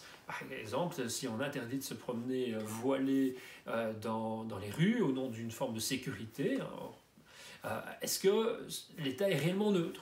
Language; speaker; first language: French; native; French